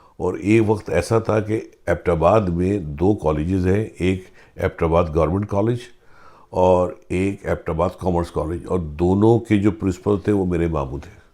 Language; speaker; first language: Urdu; native; Urdu